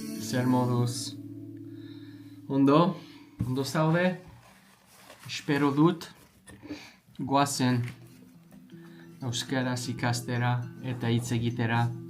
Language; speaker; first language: Basque; non-native, learner; English